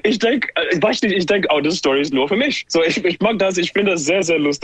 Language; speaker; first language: German; non-native, learner; English